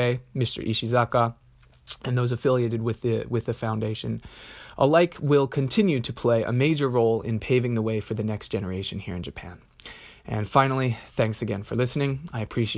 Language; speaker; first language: English; native; English